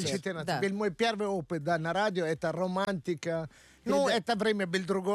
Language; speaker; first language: Russian; non-native, learner; Italian